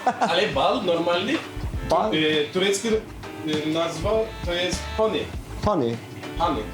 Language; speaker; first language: Polish; non-native, learner; Turkish